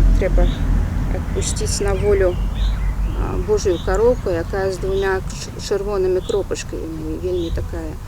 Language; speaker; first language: Belarusian; native; Belarusian